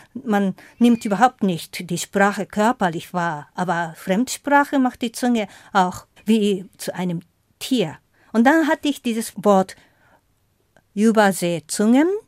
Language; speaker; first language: German; non-native, fluent; Japanese